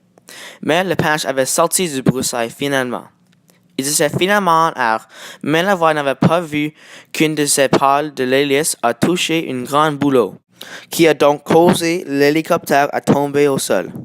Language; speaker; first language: French; native; French